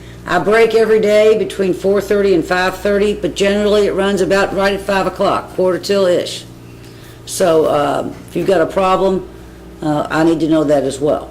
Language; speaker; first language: English; native; English